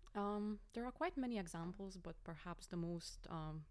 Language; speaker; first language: English; non-native, fluent; Lithuanian